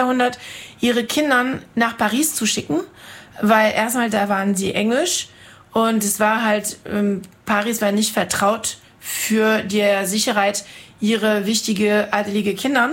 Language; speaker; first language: German; non-native, fluent; French